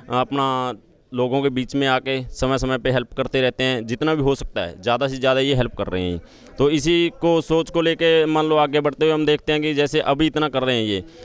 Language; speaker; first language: Hindi; native; Hindi